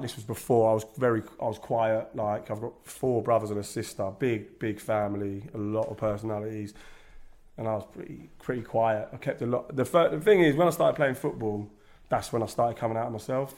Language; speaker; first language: English; native; English